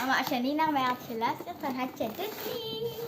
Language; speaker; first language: Dutch; early bilingual, other home language; Filipino